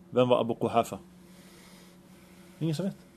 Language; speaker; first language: Swedish; early bilingual, other home language; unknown